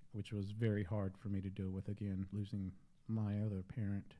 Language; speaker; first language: English; native; English